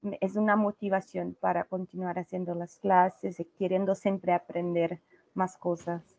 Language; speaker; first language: Spanish; non-native, learner; Portuguese